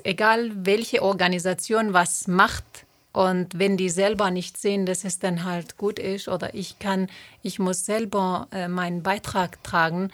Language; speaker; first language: German; non-native, fluent; Turoyo